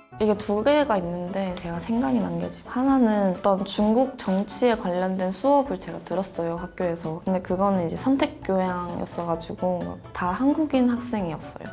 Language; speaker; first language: Korean; non-native, fluent; Chinese